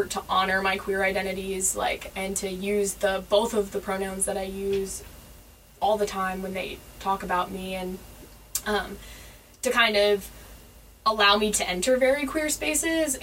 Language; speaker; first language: English; native; English